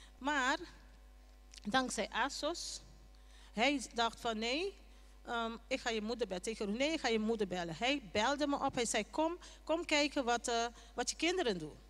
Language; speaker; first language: Dutch; non-native, local second language; Papiamento